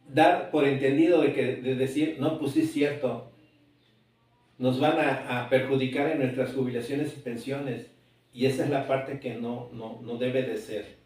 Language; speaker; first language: Spanish; native; Spanish